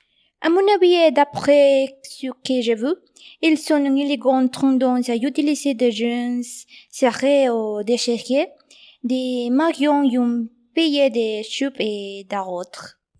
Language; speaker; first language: French; non-native, learner; Spanish